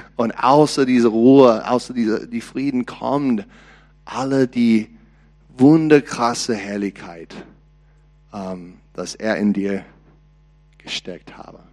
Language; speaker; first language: German; non-native, learner; English